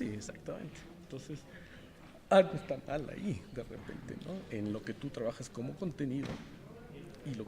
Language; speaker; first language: Spanish; native; Spanish